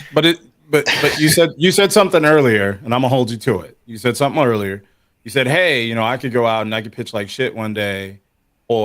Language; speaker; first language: English; native; English